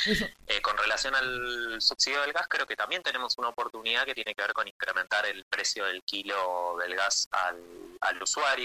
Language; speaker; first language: Spanish; native; Spanish